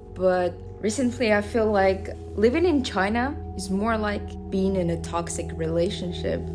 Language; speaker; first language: English; non-native, fluent; Russian